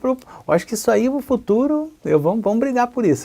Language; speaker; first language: Portuguese; native; Portuguese